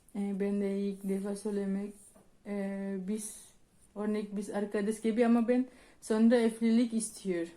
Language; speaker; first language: Turkish; non-native, learner; Indonesian